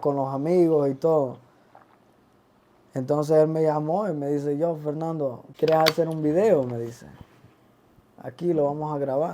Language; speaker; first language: Spanish; early bilingual, other home language; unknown